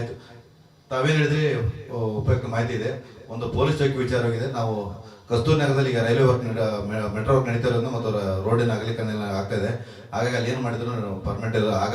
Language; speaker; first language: Kannada; native; Kannada